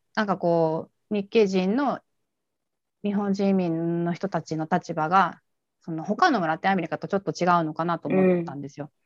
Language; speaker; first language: Japanese; native; Japanese